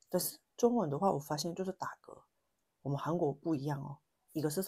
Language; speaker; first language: Chinese; non-native, fluent; Korean